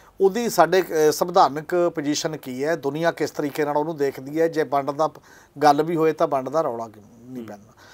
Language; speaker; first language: Punjabi; native; Punjabi